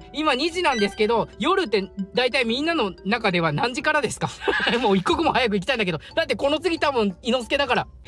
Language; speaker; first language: Japanese; native; Japanese